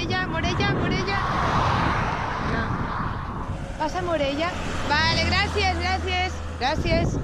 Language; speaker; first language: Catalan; non-native, local second language; Spanish